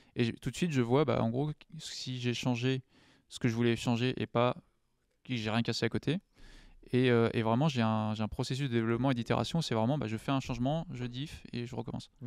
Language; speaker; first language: French; native; French